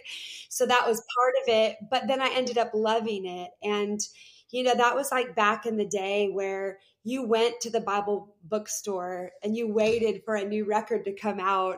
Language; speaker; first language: English; native; English